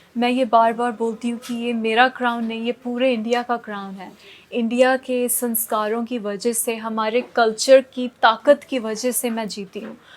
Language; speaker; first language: Hindi; non-native, local second language; Punjabi